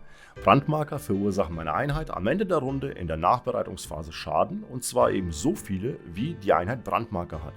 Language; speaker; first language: German; native; German